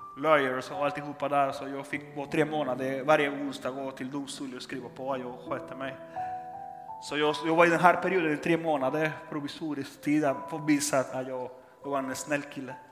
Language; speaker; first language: Swedish; non-native, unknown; Spanish